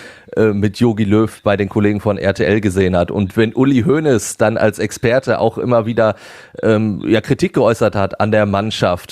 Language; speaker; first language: German; native; German